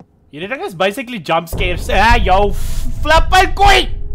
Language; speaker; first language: English; non-native, local second language; Afrikaans